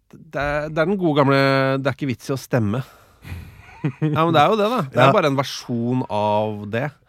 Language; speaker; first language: Norwegian; native; Norwegian